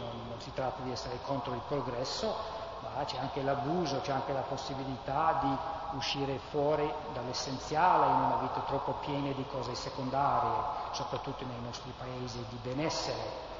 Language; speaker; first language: Italian; non-native, fluent; English